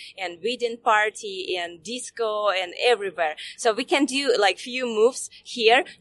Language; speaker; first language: English; non-native, fluent; Russian